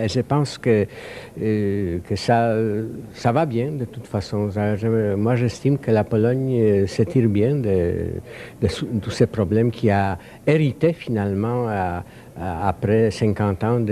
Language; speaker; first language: French; non-native, fluent; Polish